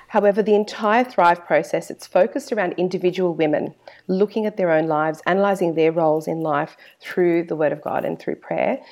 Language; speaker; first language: English; native; English